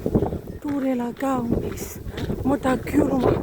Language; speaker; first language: Finnish; non-native, learner; Burmese